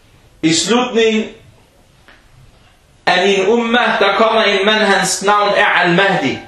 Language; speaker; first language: Danish; early bilingual, other home language; Arabic